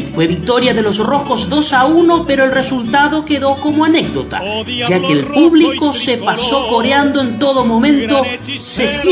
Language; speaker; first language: Spanish; native; Spanish